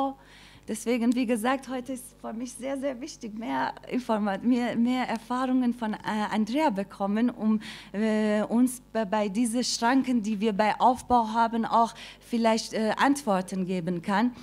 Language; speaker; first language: German; non-native, fluent; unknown